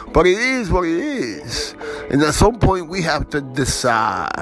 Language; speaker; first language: English; early bilingual, other home language; Spanish